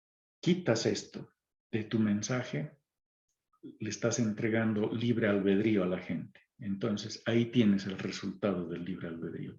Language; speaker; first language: Spanish; native; Spanish